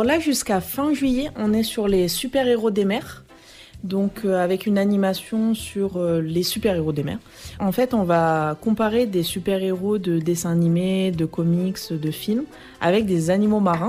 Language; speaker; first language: French; native; French